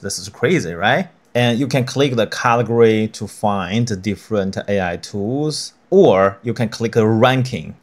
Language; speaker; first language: English; non-native, fluent; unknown